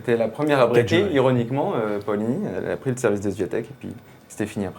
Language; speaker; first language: French; native; French